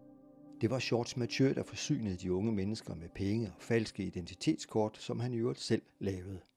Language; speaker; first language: Danish; native; Danish